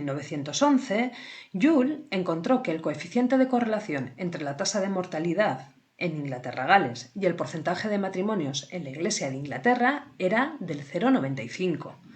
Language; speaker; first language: Spanish; native; Spanish